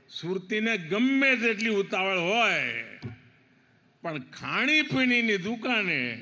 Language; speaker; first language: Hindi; non-native, local second language; Gujarati